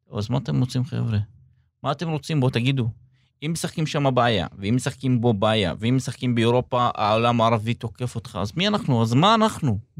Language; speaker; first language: Hebrew; non-native, local second language; Arabic